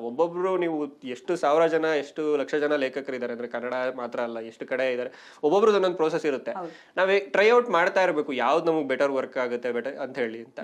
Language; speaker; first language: Kannada; native; Kannada